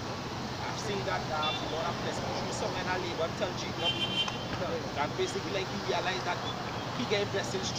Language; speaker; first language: English; native; English